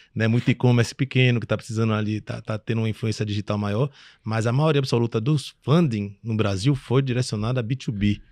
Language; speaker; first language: Portuguese; early bilingual, other home language; French